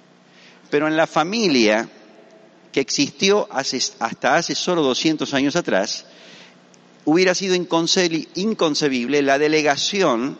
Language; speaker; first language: Spanish; native; Spanish